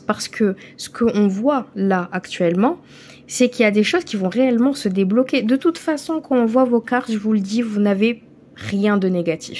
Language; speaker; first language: French; native; French